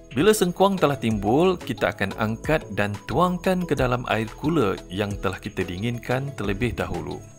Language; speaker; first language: Malay; native; Malay